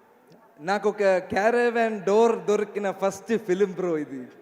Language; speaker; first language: Telugu; non-native, learner; Malayalam